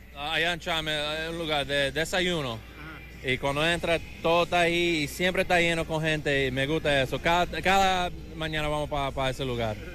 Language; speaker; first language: Spanish; early bilingual, heritage; English